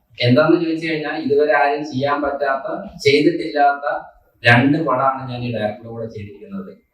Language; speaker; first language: Malayalam; native; Malayalam